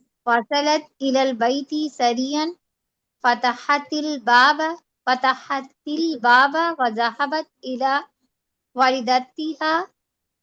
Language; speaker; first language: Arabic; non-native, learner; Urdu